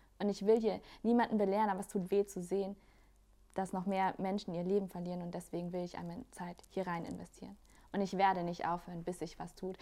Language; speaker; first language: German; native; German